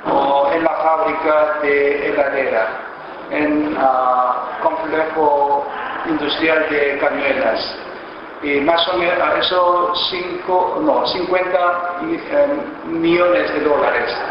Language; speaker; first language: Spanish; non-native, fluent; Korean